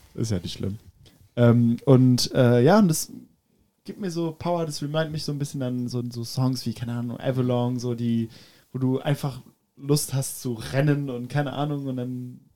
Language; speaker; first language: German; non-native, fluent; French